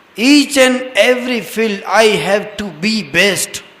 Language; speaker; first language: English; non-native, local second language; Gujarati